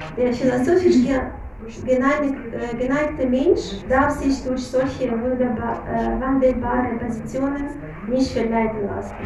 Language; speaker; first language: German; non-native, fluent; Russian